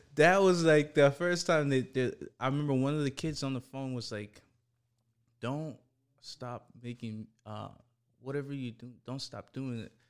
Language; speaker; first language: English; early bilingual, other home language; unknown